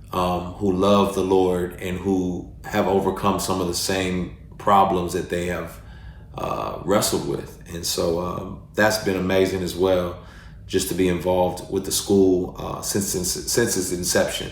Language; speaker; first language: English; native; English